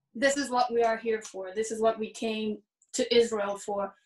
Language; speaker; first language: English; early bilingual, heritage; Hebrew